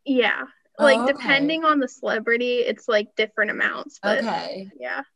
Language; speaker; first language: English; native; English